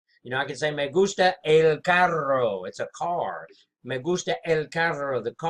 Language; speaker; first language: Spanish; non-native, fluent; English